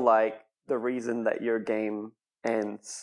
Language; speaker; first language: English; native; English